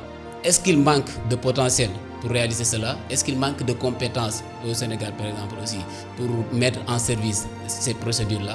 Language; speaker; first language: French; non-native, local second language; Wolof